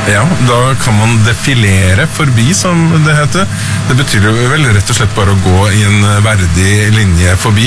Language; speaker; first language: Norwegian; native; Norwegian